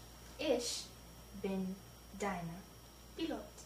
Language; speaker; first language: German; non-native, learner; English